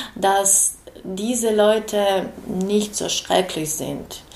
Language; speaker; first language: German; non-native, learner; Ukrainian